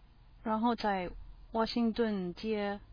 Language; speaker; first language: Chinese; non-native, learner; English